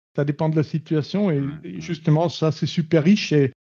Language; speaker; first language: French; non-native, fluent; German